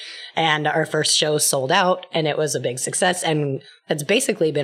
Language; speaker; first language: English; native; English